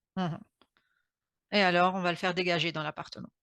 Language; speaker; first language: French; native; French